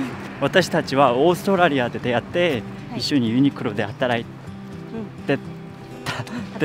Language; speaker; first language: Japanese; non-native, learner; Korean